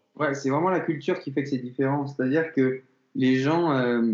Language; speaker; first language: French; native; French